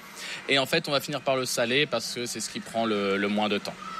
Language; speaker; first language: French; native; French